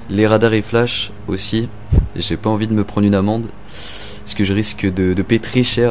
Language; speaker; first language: French; native; French